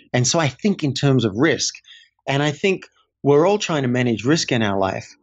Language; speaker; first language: English; native; English